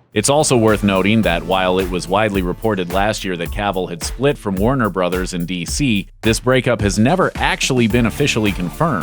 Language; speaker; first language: English; native; English